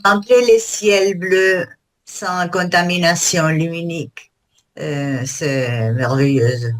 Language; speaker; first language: French; non-native, learner; Spanish